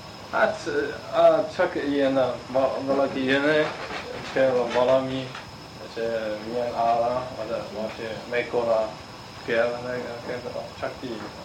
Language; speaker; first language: Hungarian; non-native, learner; Chinese